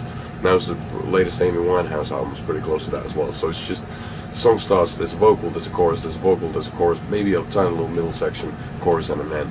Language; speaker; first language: English; non-native, fluent; Finnish